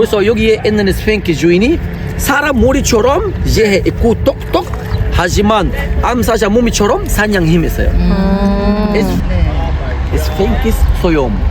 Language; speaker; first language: Korean; non-native, learner; Arabic